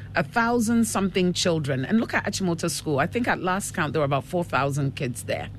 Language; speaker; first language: English; non-native, local second language; Akan